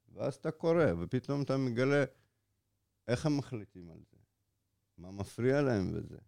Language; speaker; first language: Hebrew; early bilingual, other home language; Russian